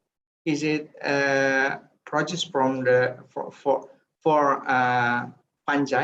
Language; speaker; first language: English; non-native, fluent; Indonesian